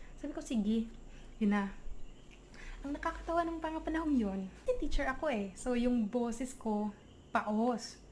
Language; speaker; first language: Filipino; non-native, local second language; Cebuano